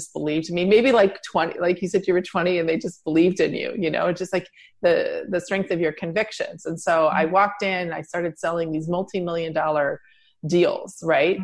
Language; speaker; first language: English; native; English